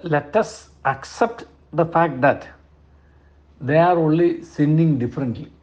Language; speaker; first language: English; non-native, local second language; Malayalam